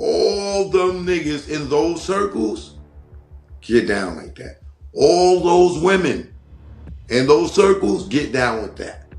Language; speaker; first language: English; native; English